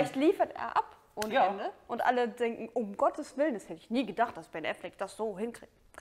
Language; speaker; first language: German; native; German